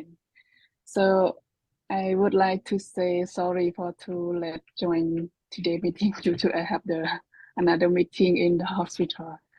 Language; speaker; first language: English; non-native, learner; Khmer